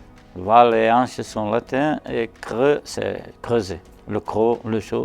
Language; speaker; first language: French; non-native, local second language; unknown